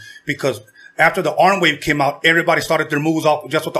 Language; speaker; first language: English; native; English